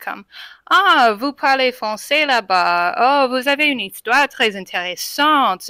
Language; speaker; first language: French; non-native, fluent; English